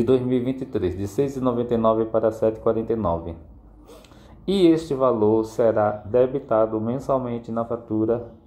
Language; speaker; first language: Portuguese; native; Portuguese